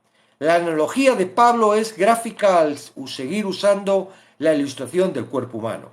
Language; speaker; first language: Spanish; native; Spanish